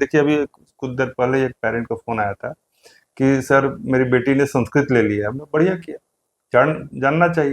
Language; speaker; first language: Hindi; native; Hindi